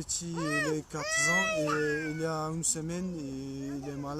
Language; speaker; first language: French; non-native, learner; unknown